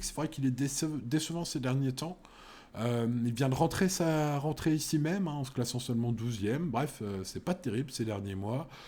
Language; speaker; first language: French; native; French